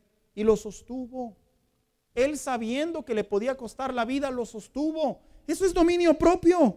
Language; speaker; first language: Spanish; native; Spanish